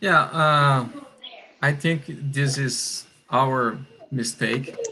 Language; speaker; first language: English; non-native, learner; Portuguese